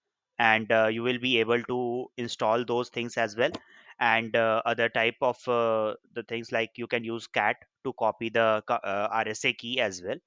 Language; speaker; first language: English; non-native, local second language; Hindi